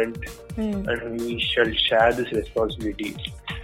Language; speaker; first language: English; non-native, local second language; Tamil